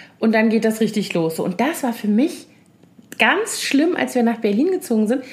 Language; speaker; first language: German; native; German